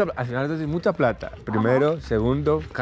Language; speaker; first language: Spanish; non-native, learner; Greek